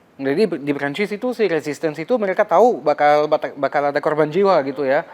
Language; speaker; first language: Indonesian; non-native, fluent; French